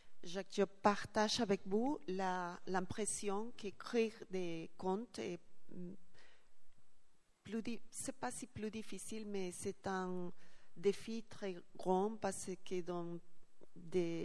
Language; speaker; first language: French; non-native, learner; Spanish